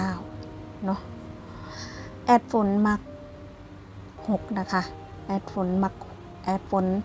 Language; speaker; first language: Thai; non-native, local second language; Northeastern Thai